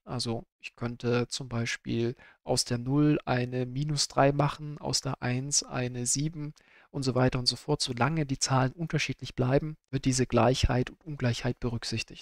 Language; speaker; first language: German; native; German